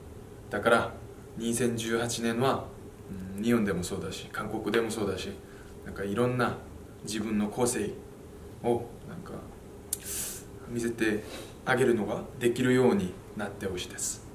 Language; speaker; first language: Japanese; non-native, fluent; Korean